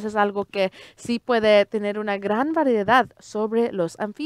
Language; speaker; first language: Spanish; early bilingual, heritage; Spanish